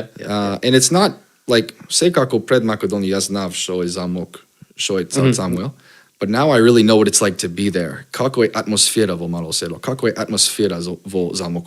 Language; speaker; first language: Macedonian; non-native, learner; English